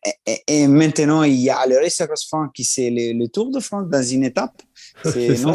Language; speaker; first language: French; non-native, learner; Italian